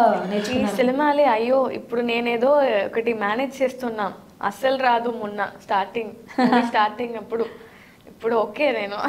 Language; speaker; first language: Telugu; non-native, learner; Tamil